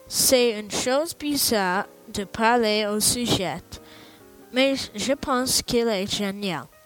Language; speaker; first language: French; non-native, learner; English